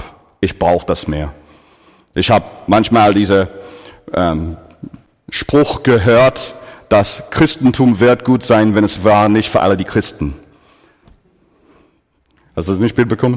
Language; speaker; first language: German; non-native, fluent; English